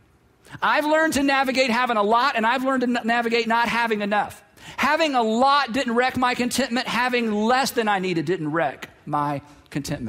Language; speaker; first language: English; native; English